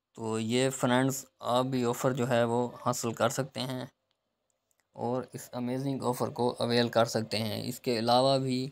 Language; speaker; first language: Urdu; non-native, local second language; Punjabi